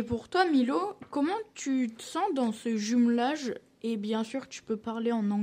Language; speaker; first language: French; native; French